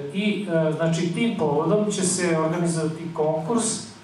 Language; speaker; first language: Bosnian; native; Bosnian